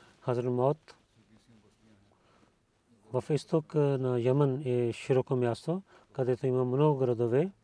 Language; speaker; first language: Bulgarian; non-native, learner; Urdu